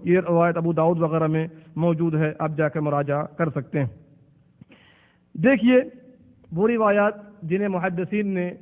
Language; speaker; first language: Urdu; native; Urdu